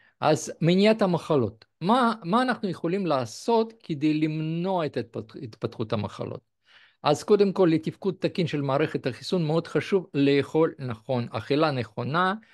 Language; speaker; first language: Hebrew; non-native, fluent; Russian